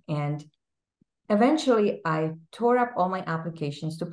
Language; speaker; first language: English; non-native, fluent; Czech